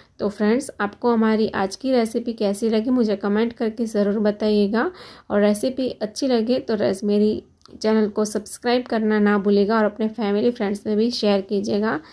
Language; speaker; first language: Hindi; non-native, local second language; Gujarati